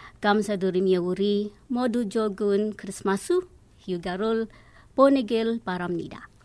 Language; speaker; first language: Korean; non-native, learner; English